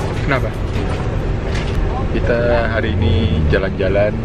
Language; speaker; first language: Indonesian; non-native, learner; Vietnamese